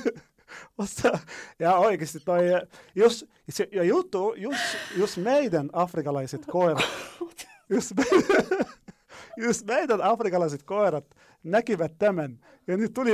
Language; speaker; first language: Finnish; non-native, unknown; Arabic